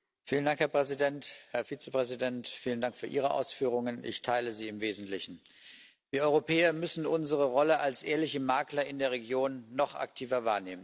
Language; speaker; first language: German; native; German